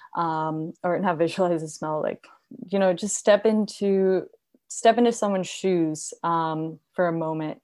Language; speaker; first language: English; non-native, local second language; Hindi